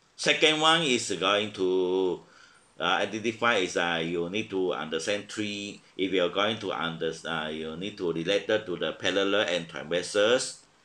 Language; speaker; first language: English; non-native, local second language; Chinese